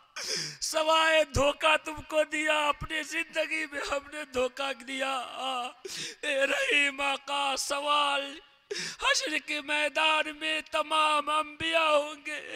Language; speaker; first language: Hindi; native; Hindi